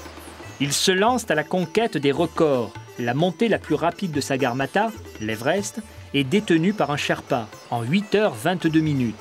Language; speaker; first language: French; native; French